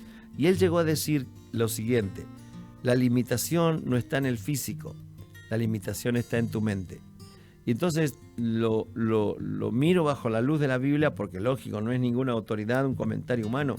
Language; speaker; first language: Spanish; native; Spanish